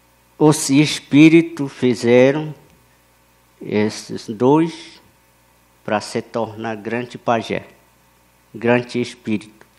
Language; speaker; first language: Portuguese; non-native, local second language; Yanomámi